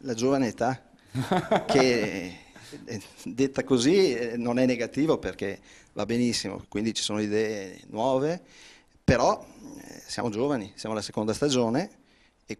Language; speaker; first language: Italian; native; Italian